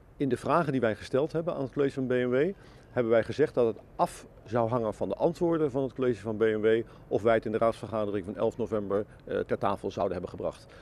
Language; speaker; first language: Dutch; native; Dutch